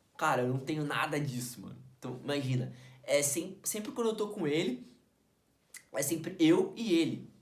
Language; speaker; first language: Portuguese; native; Portuguese